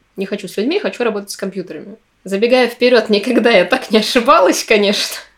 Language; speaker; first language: Russian; native; Russian